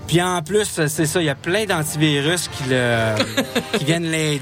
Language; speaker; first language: French; native; French